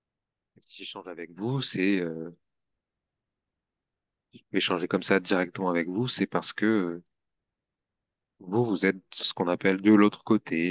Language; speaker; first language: French; native; French